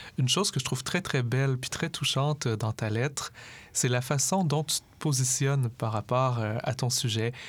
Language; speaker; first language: French; native; French